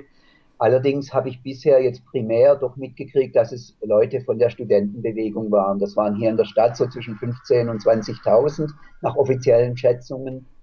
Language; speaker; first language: German; native; German